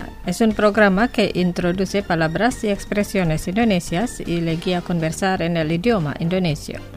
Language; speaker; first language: Spanish; non-native, fluent; Indonesian